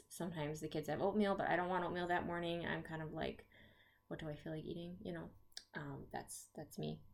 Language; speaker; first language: English; native; English